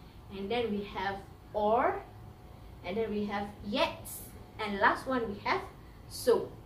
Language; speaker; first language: English; non-native, local second language; Malay